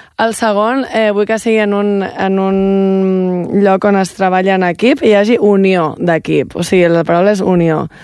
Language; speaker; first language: Catalan; non-native, local second language; Spanish